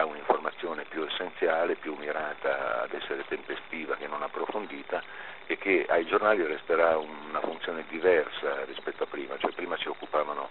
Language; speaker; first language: Italian; native; Italian